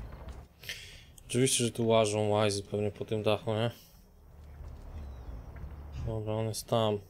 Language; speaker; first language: Polish; native; Polish